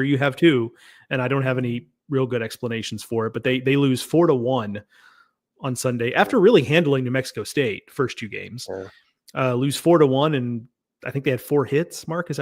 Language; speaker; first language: English; native; English